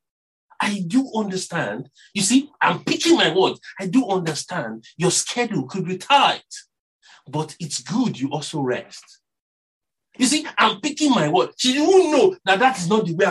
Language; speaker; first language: English; non-native, local second language; Yoruba